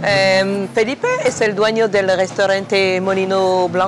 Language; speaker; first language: Spanish; non-native, learner; French